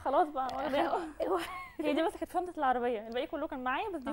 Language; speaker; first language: Arabic; native; Arabic